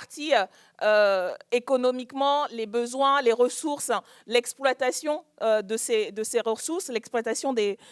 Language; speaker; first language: French; native; French